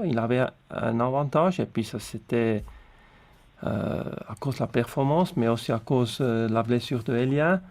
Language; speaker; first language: French; non-native, local second language; Swiss German